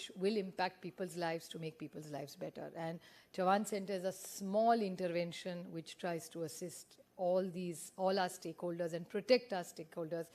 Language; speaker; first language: English; non-native, local second language; Marathi